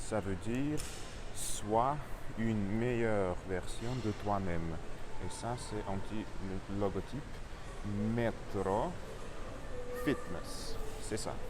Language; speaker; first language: French; non-native, learner; Russian